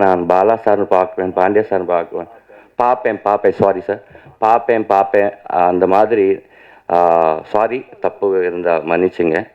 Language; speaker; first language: Tamil; non-native, learner; Telugu